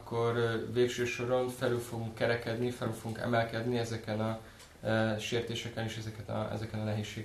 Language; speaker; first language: Hungarian; native; Hungarian